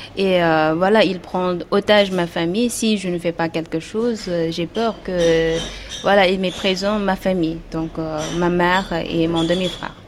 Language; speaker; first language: French; non-native, fluent; Uyghur